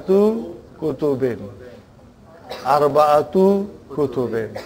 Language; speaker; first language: Arabic; non-native, fluent; Urdu